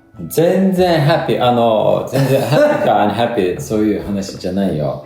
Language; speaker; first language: Japanese; non-native, fluent; Lithuanian